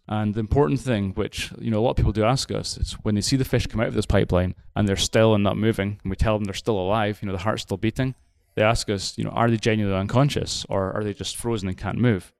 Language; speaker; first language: English; native; English